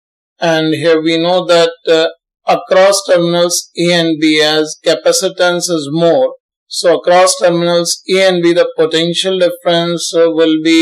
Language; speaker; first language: English; non-native, local second language; Hindi